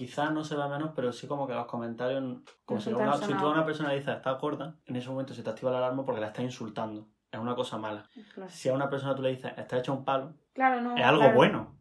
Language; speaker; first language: Spanish; native; Spanish